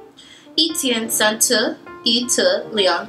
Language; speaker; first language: Chinese; non-native, learner; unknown